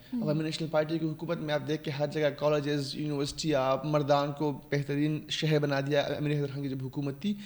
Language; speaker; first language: Urdu; non-native, local second language; Pashto